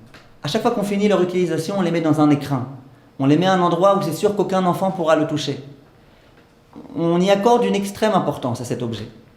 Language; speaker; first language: French; native; French